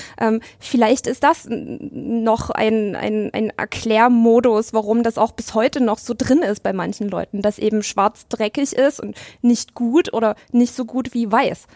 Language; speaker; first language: German; native; German